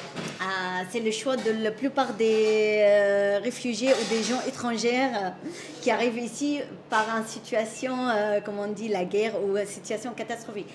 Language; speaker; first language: French; non-native, fluent; Arabic